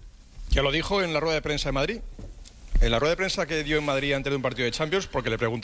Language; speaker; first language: Spanish; native; Spanish